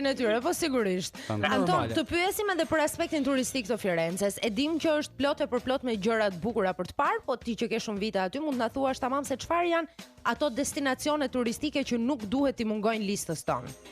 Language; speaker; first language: Albanian; native; Albanian